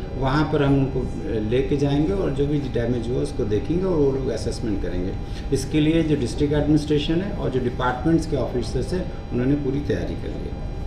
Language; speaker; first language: Hindi; native; Hindi